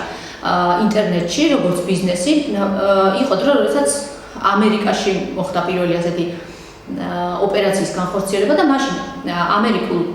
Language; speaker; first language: Georgian; native; Georgian